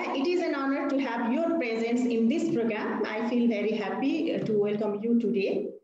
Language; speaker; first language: English; non-native, local second language; Nepali